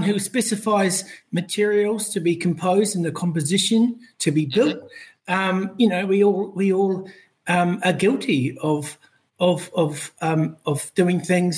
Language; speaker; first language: English; native; English